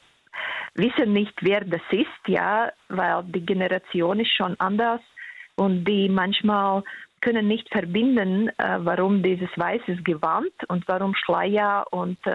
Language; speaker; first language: German; non-native, fluent; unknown